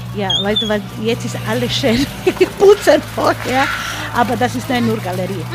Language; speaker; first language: German; non-native, learner; Croatian